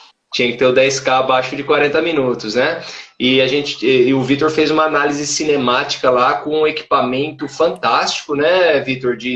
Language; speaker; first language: Portuguese; native; Portuguese